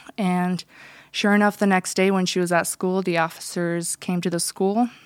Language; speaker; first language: English; early bilingual, other home language; Russian